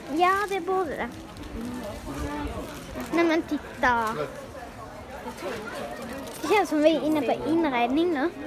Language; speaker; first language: Swedish; native; Swedish